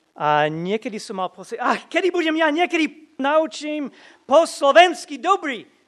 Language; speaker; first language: Slovak; non-native, fluent; English